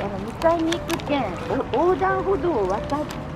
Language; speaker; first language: Japanese; native; Japanese